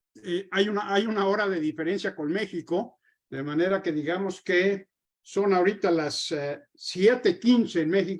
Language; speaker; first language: Spanish; native; Spanish